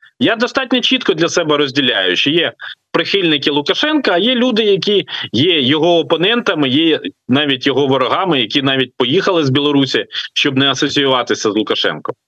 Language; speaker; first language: Ukrainian; native; Ukrainian